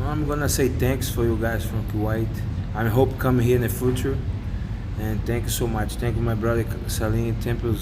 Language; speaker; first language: English; non-native, learner; Portuguese